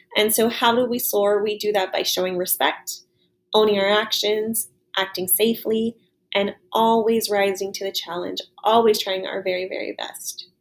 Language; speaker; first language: English; native; English